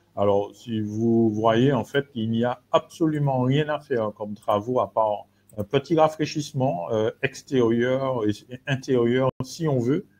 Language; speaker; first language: French; native; French